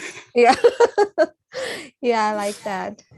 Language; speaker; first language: English; non-native, fluent; Indonesian